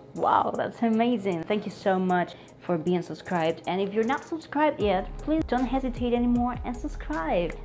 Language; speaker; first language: English; non-native, fluent; Spanish